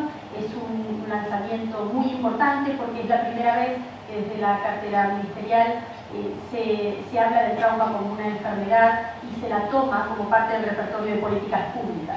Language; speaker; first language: Spanish; native; Spanish